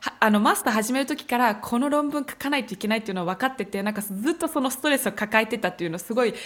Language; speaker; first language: Japanese; early bilingual, heritage; Japanese